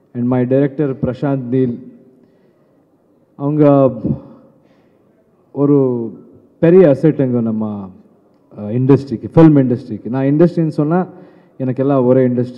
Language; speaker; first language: Tamil; non-native, learner; Kannada